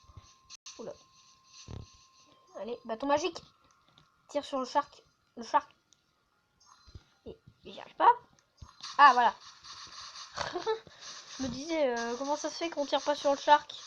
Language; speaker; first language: French; native; French